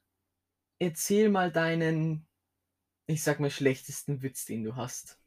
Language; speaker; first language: German; native; German